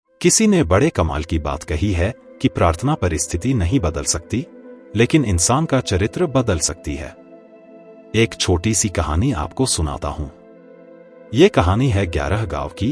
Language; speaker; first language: Hindi; native; Hindi